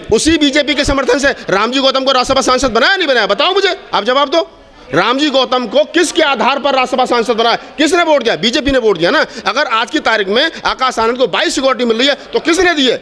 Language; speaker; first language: Hindi; native; Hindi